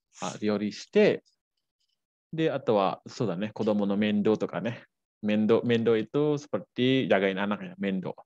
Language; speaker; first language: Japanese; non-native, fluent; Balinese